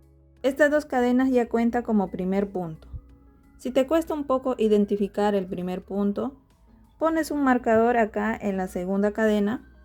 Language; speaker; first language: Spanish; native; Spanish